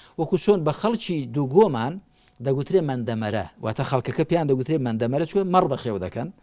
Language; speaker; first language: Central Kurdish; native; Central Kurdish